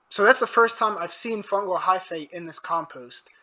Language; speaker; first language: English; native; English